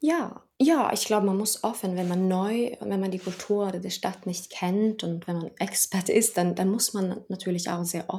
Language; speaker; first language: German; non-native, fluent; Norwegian